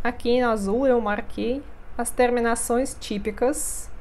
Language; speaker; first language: Portuguese; non-native, fluent; Russian